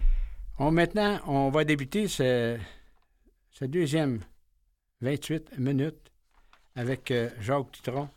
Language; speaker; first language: French; native; French